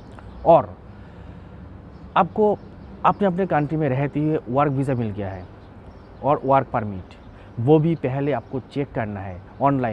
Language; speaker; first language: Hindi; non-native, local second language; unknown